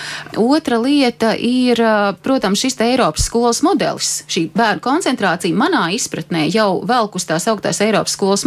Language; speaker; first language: Latvian; native; Latvian